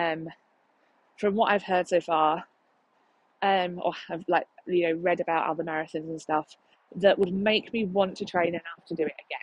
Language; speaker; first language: English; native; English